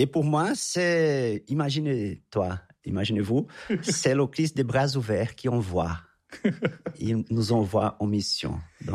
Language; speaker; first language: French; non-native, fluent; Portuguese